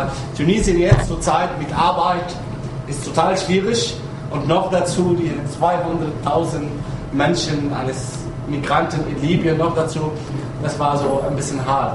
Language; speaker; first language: German; non-native, fluent; Arabic